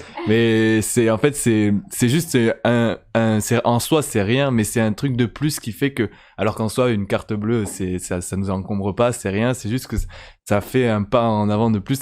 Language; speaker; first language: French; native; French